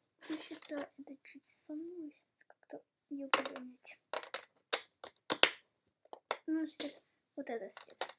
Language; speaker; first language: Russian; early bilingual, heritage; Russian